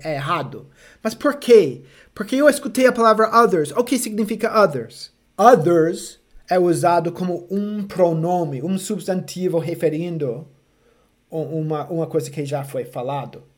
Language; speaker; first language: Portuguese; non-native, fluent; English